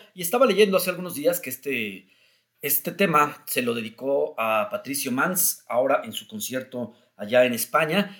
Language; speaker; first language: Spanish; native; Spanish